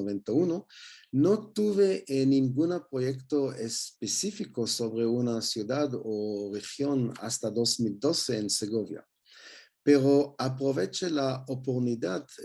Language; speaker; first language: Spanish; non-native, learner; Hebrew